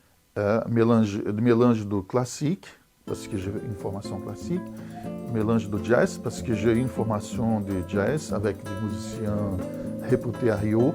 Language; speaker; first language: French; non-native, fluent; Portuguese